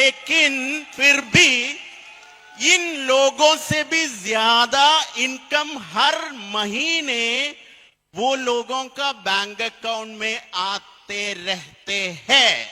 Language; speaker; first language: Hindi; non-native, fluent; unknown